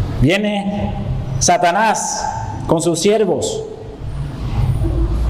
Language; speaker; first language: Spanish; non-native, fluent; Dutch